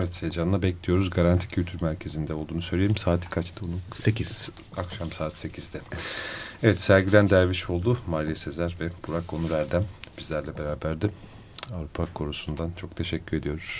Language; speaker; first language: Turkish; native; Turkish